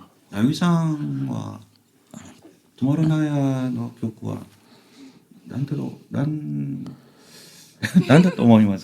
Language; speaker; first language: Japanese; non-native, learner; Korean